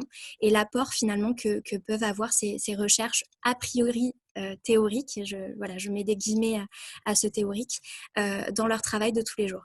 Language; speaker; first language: French; native; French